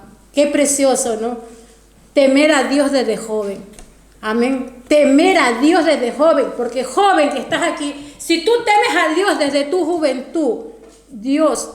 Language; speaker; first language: Spanish; native; Spanish